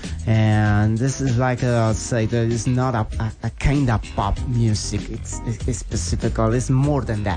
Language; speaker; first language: English; non-native, fluent; Spanish